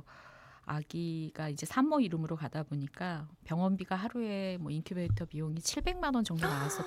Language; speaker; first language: Korean; native; Korean